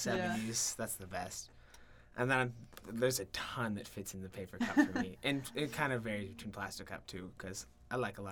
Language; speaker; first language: English; native; English